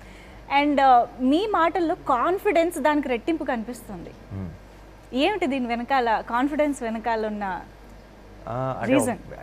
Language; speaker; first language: Telugu; native; Telugu